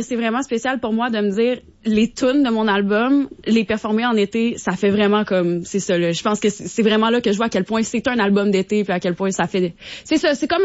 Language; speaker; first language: French; native; French